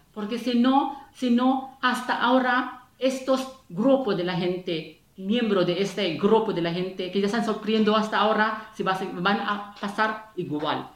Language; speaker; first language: Spanish; non-native, fluent; Filipino